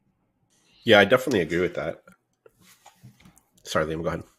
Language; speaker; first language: English; native; English